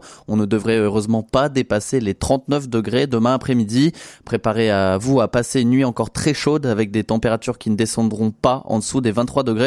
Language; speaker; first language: French; native; French